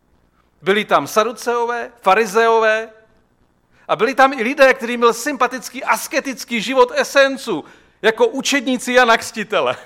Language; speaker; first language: Czech; native; Czech